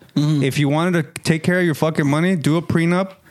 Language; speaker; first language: English; early bilingual, other home language; Spanish